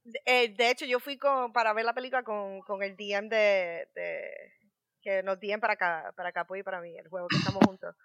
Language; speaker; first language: Spanish; native; Spanish